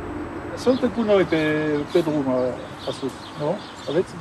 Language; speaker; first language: Romanian; non-native, learner; French